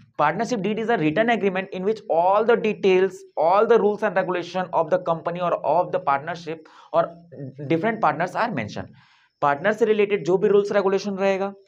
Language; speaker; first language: Hindi; native; Hindi